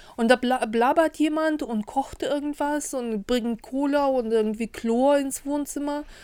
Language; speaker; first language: German; early bilingual, other home language; Russian